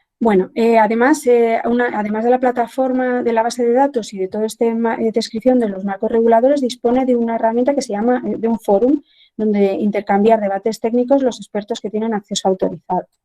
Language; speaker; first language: Spanish; native; Spanish